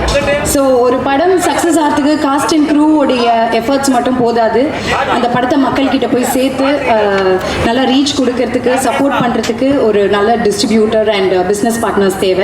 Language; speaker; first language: Tamil; native; Tamil